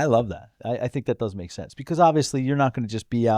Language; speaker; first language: English; native; English